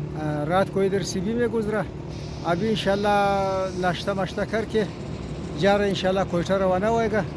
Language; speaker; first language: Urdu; non-native, local second language; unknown